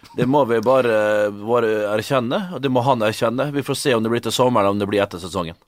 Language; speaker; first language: Norwegian; native; Norwegian